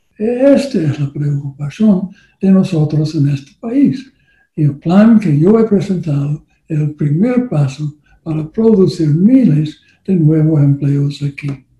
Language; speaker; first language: Spanish; non-native, learner; English